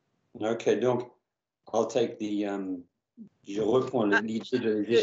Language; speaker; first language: French; non-native, fluent; English